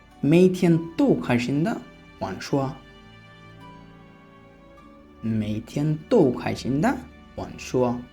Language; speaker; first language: Chinese; non-native, fluent; Bangla